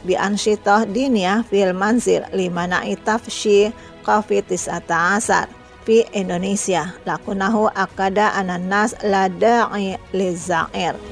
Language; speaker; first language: Arabic; non-native, fluent; Indonesian